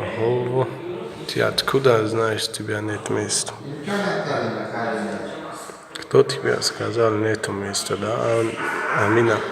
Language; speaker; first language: Russian; non-native, learner; Tajik